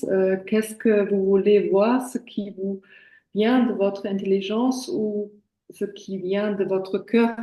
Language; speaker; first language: French; non-native, fluent; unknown